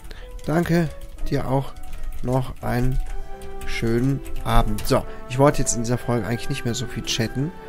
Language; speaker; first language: German; native; German